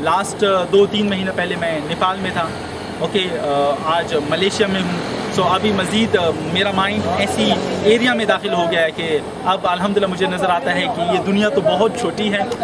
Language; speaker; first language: Urdu; non-native, local second language; Pashto